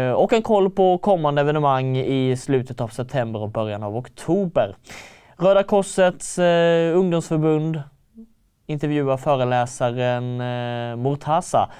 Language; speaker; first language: Swedish; native; Swedish